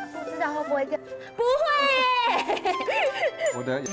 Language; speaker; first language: Chinese; native; Chinese